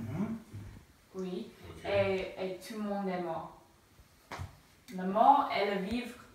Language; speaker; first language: French; non-native, learner; English